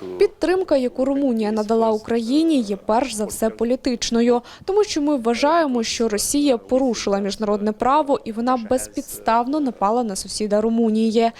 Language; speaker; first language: Ukrainian; native; Ukrainian